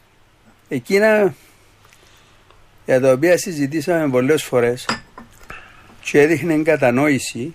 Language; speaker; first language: Greek; native; Greek